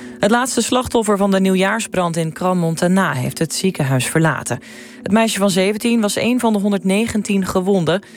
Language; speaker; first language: Dutch; native; Dutch